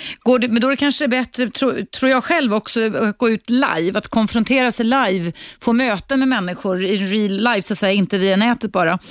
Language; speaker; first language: Swedish; native; Swedish